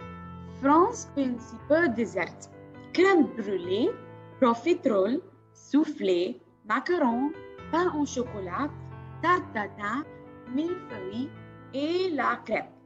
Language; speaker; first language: French; non-native, learner; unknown